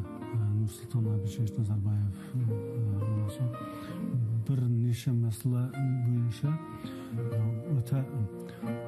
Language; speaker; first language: Kazakh; non-native, learner; Tajik